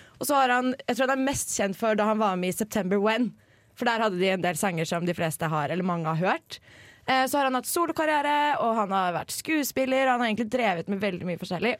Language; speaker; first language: Norwegian; native; Norwegian